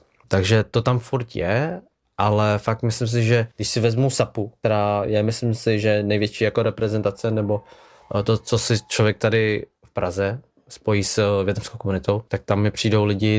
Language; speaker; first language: Czech; early bilingual, other home language; Vietnamese